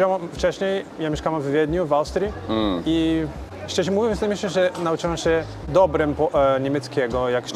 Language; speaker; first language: Polish; non-native, fluent; Portuguese